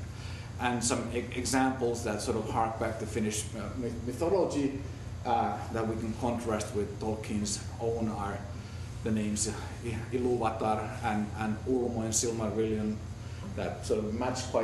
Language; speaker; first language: English; non-native, fluent; Finnish